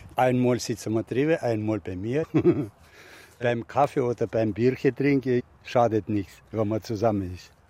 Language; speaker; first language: German; non-native, fluent; Russian